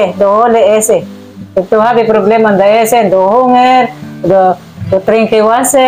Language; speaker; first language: German; non-native, learner; Filipino